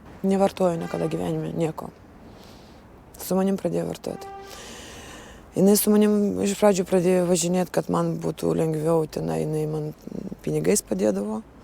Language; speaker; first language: Lithuanian; early bilingual, other home language; Russian